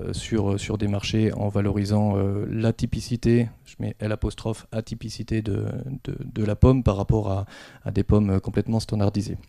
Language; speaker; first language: French; native; French